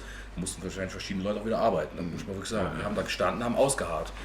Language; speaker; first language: German; native; German